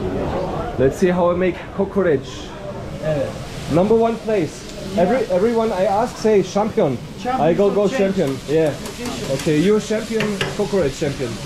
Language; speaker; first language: English; non-native, fluent; German